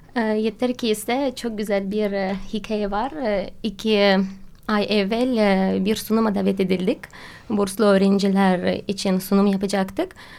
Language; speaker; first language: Turkish; non-native, fluent; Russian